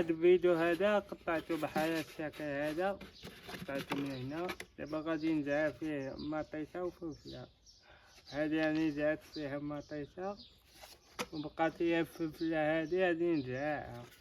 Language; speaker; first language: Arabic; native; Arabic